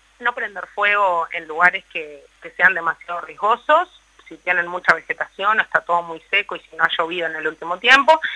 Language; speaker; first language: Spanish; native; Spanish